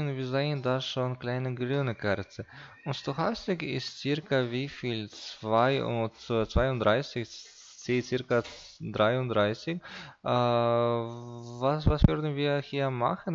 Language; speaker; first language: German; non-native, learner; Russian